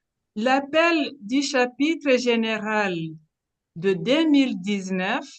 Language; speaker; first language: French; non-native, local second language; Kinyarwanda